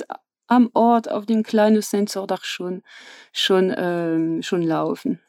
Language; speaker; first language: German; non-native, fluent; French